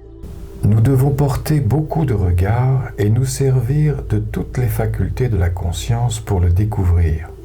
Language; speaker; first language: French; native; French